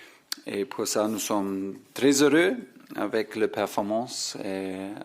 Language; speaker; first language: French; non-native, fluent; German